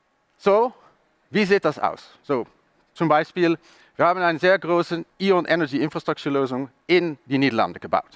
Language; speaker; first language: German; non-native, learner; Dutch